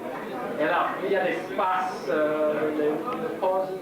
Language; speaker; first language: French; non-native, learner; English